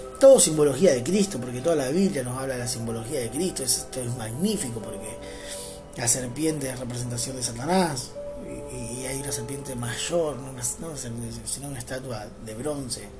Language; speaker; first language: Spanish; native; Spanish